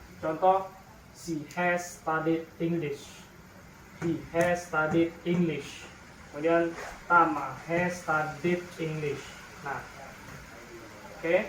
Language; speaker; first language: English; non-native, learner; Indonesian